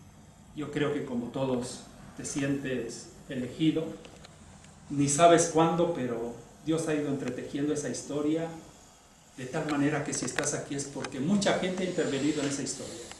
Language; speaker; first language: Spanish; native; Spanish